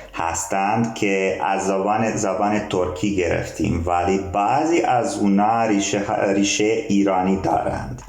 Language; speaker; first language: Persian; non-native, learner; Serbian